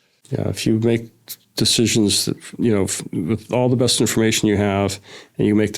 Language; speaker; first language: English; native; English